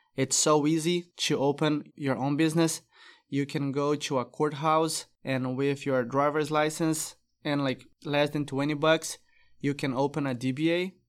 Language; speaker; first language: English; non-native, fluent; Portuguese